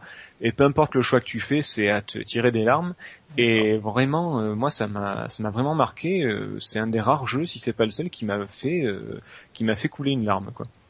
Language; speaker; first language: French; native; French